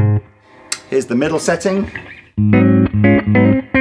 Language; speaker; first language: English; native; English